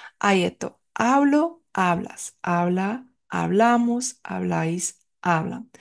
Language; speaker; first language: Spanish; non-native, fluent; Czech